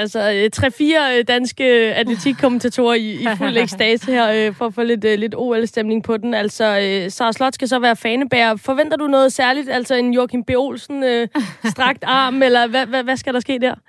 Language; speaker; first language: Danish; native; Danish